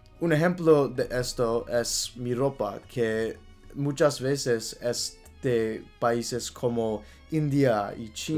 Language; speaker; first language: Spanish; non-native, learner; English